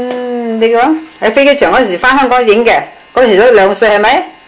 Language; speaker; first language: Cantonese; native; Cantonese